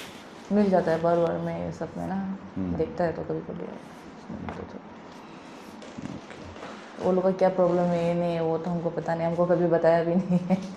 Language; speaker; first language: Hindi; non-native, local second language; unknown